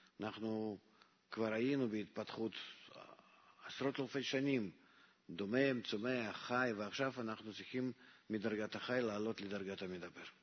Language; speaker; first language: Hebrew; non-native, fluent; Russian